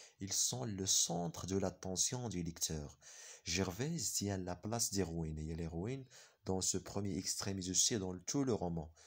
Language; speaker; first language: French; non-native, local second language; Arabic